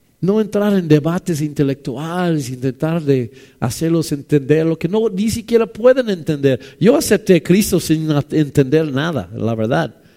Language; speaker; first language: Spanish; non-native, fluent; English